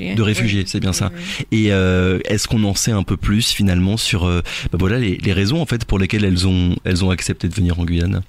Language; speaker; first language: French; native; French